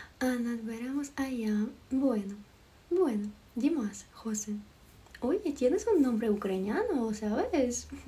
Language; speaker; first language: Spanish; non-native, learner; Ukrainian